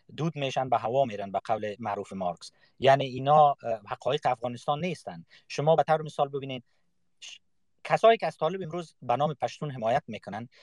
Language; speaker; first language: Persian; native; Persian